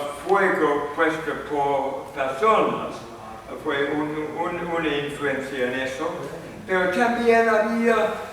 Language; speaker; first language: Spanish; non-native, fluent; English